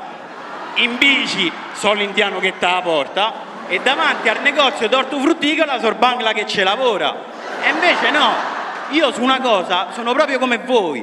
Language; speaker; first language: Italian; early bilingual, other home language; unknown